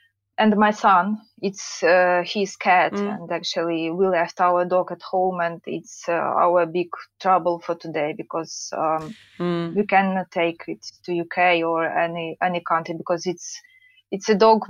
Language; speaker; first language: English; non-native, learner; Ukrainian